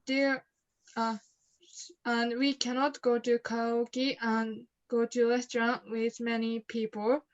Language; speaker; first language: English; non-native, learner; Japanese